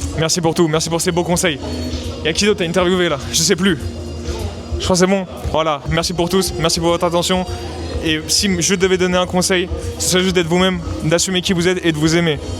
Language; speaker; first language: French; native; French